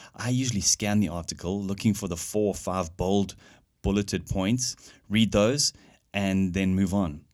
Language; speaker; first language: English; native; English